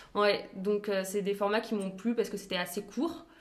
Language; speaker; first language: French; native; French